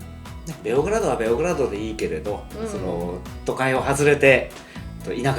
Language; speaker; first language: Japanese; native; Japanese